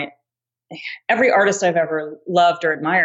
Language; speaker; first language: English; native; English